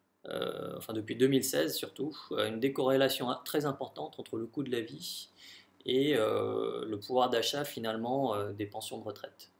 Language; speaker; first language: French; native; French